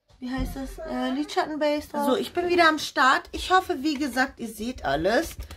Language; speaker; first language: German; non-native, fluent; Russian